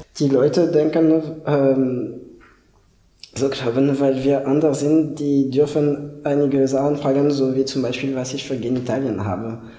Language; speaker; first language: German; non-native, fluent; French